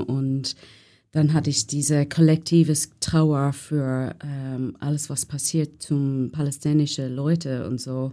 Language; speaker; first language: German; non-native, learner; English